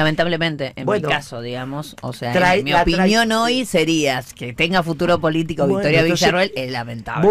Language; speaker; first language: Spanish; native; Spanish